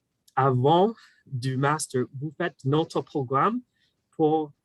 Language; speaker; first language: French; non-native, fluent; English